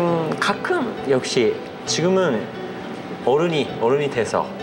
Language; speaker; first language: Korean; non-native, learner; Japanese